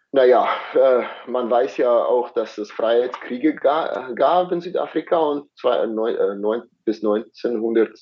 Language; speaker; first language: German; non-native, fluent; Afrikaans